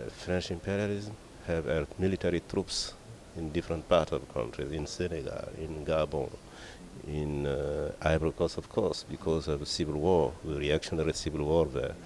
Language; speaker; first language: English; non-native, learner; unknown